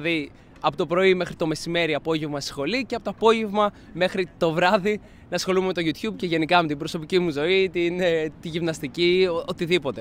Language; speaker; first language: Greek; native; Greek